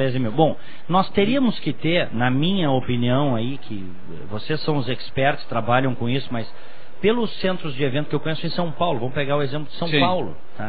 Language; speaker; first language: Portuguese; native; Portuguese